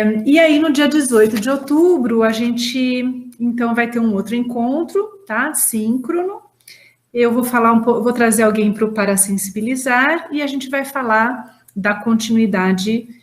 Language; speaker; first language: Portuguese; native; Portuguese